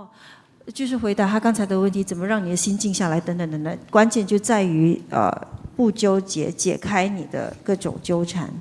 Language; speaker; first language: Chinese; native; Chinese